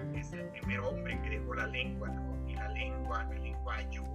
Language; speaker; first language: Spanish; native; Spanish